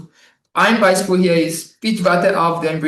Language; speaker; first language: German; non-native, fluent; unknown